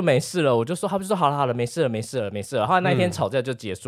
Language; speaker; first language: Chinese; native; Chinese